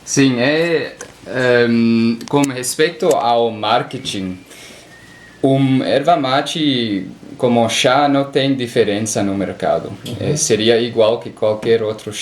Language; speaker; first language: Portuguese; non-native, learner; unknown